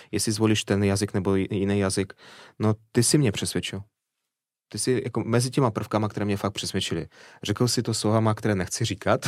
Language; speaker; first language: Czech; early bilingual, other home language; Russian